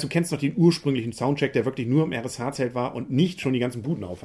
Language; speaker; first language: German; native; German